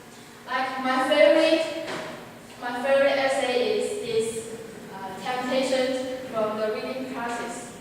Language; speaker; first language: English; non-native, learner; Chinese